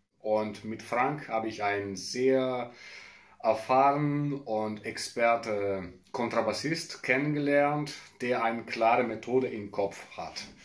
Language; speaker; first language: German; non-native, fluent; Italian